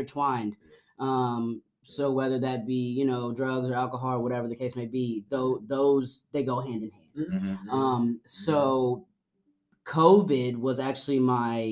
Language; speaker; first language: English; native; English